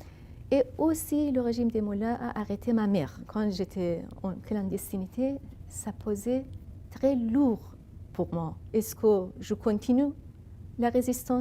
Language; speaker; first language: French; non-native, fluent; Persian